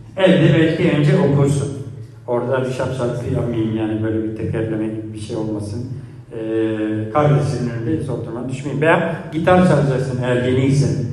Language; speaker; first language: Turkish; non-native, fluent; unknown